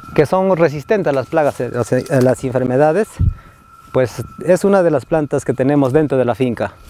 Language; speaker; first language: Spanish; native; Spanish